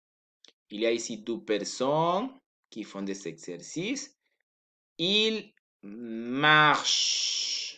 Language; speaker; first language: French; non-native, learner; Spanish